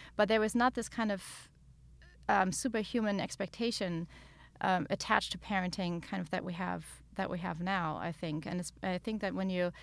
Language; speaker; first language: English; non-native, fluent; German